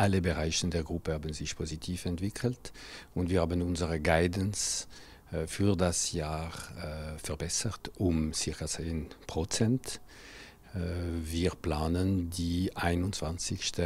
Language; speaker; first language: German; non-native, local second language; French